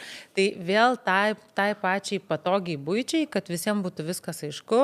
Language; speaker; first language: Lithuanian; native; Lithuanian